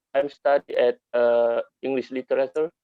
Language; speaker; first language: English; non-native, learner; Indonesian